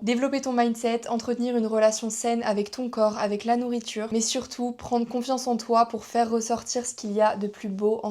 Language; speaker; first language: French; native; French